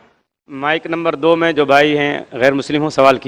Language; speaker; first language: Hindi; native; Hindi